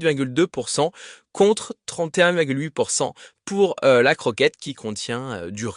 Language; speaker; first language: French; native; French